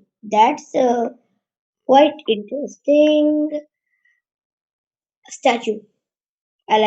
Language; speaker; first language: English; non-native, learner; Hindi